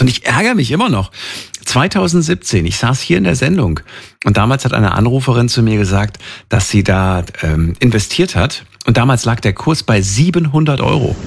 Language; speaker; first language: German; native; German